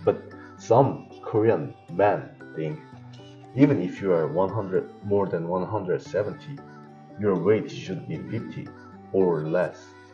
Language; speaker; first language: English; non-native, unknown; Korean